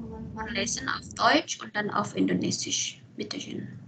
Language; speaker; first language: German; non-native, fluent; Indonesian